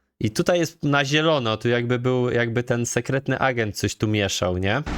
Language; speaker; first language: Polish; native; Polish